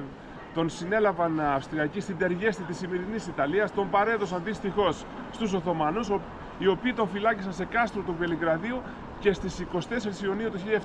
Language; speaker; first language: Greek; native; Greek